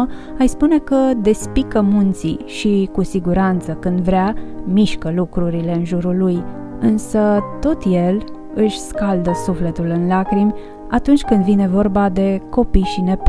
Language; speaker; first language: Romanian; native; Romanian